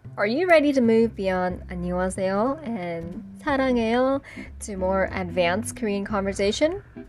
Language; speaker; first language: English; native; English